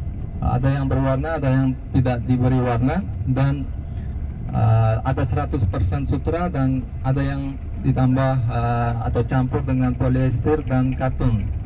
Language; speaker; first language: Indonesian; non-native, fluent; Uzbek